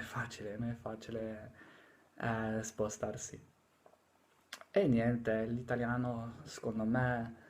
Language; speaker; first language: Italian; non-native, fluent; English